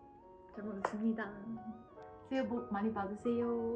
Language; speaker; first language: Korean; non-native, learner; Dutch